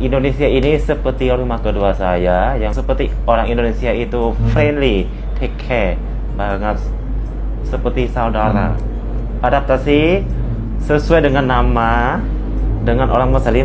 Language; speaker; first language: Indonesian; non-native, fluent; Lao